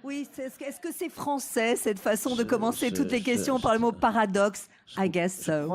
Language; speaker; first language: French; native; French